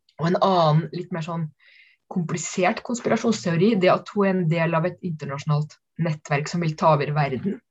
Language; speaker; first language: Norwegian; native; Norwegian